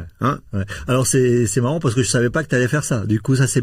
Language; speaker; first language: French; native; French